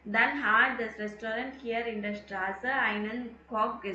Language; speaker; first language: German; non-native, fluent; Tamil